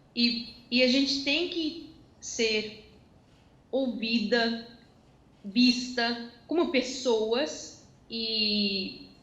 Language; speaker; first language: Portuguese; non-native, fluent; Dutch